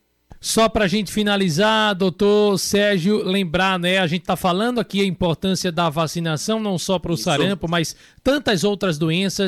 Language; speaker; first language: Portuguese; native; Portuguese